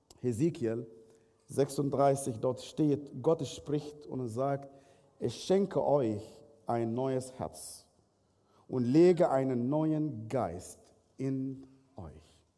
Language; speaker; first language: German; non-native, fluent; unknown